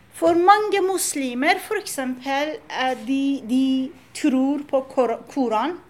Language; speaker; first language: Norwegian; non-native, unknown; Persian